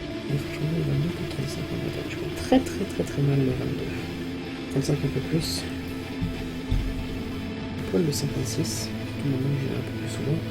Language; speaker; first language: French; native; French